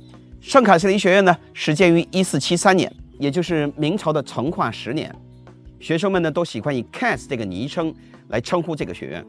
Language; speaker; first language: Chinese; native; Chinese